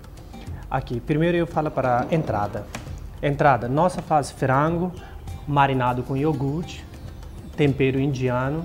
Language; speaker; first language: Portuguese; non-native, learner; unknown